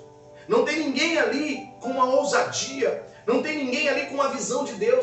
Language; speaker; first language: Portuguese; native; Portuguese